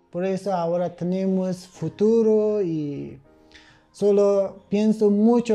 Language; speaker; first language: Spanish; non-native, learner; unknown